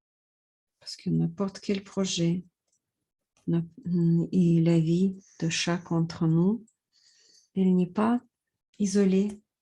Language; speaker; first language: French; non-native, fluent; Russian